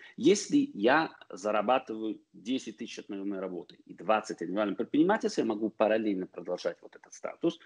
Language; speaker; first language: Russian; early bilingual, heritage; Russian